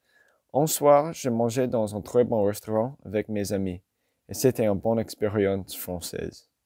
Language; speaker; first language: French; non-native, learner; English